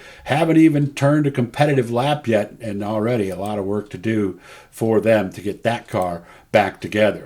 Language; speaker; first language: English; native; English